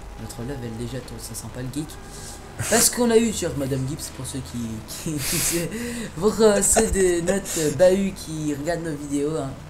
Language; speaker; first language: French; native; French